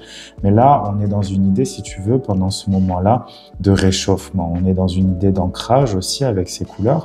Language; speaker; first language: French; native; French